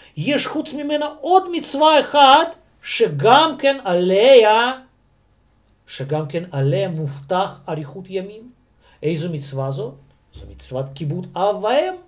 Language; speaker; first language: Hebrew; non-native, fluent; Russian